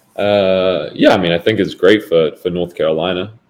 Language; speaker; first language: English; native; English